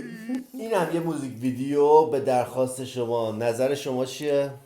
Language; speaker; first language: Persian; native; Persian